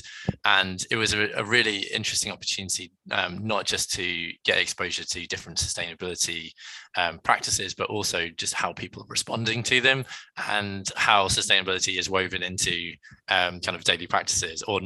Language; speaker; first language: English; native; English